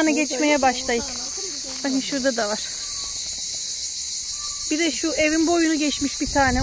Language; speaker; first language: Turkish; native; Turkish